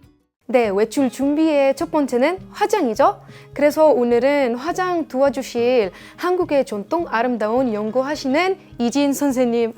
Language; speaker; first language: Korean; non-native, fluent; Arabic